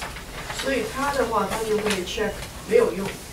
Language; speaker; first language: Chinese; native; Chinese